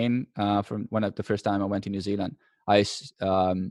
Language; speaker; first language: English; non-native, fluent; Italian